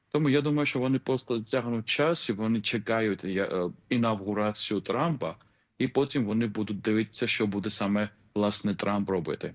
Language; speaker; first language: Ukrainian; non-native, fluent; Georgian